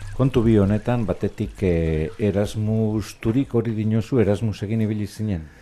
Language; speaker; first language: Basque; native; Basque